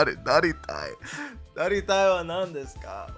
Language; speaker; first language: Japanese; non-native, learner; English